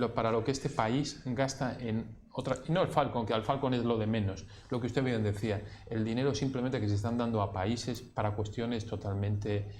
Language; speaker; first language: Spanish; native; Spanish